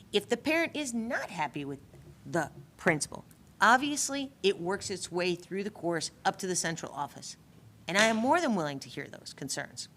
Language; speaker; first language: English; native; English